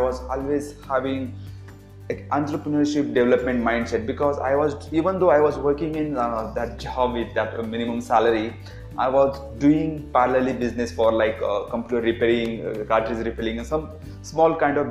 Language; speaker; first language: English; non-native, local second language; Marathi